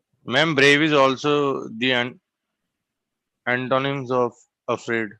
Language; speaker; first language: English; non-native, fluent; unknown